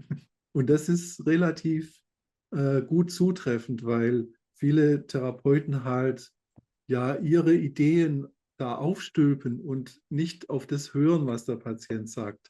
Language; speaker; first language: German; native; German